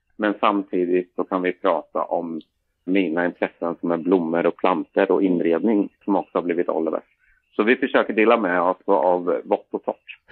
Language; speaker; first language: Swedish; native; Swedish